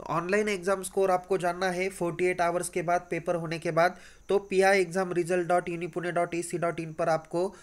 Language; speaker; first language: Hindi; non-native, local second language; Marathi